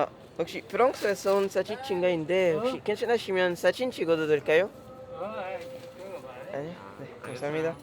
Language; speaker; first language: Korean; non-native, learner; French